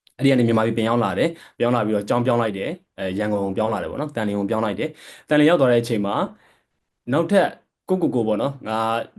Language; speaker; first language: Burmese; native; Burmese